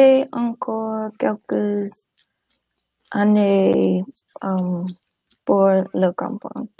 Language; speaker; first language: French; non-native, learner; English